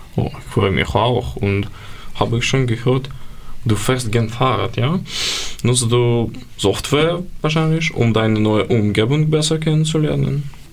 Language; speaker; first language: German; non-native, learner; Ukrainian